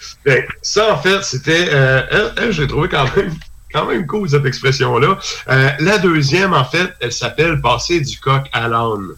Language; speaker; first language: French; native; French